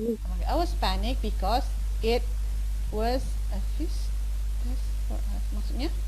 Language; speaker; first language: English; non-native, fluent; Indonesian